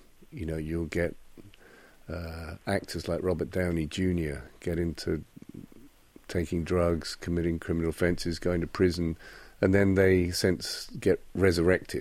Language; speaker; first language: English; native; English